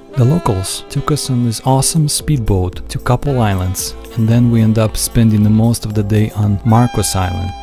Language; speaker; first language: English; non-native, fluent; Russian